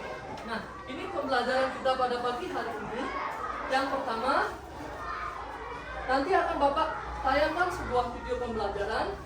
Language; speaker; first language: Indonesian; native; Indonesian